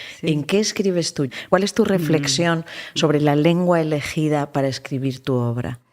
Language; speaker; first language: Spanish; native; Spanish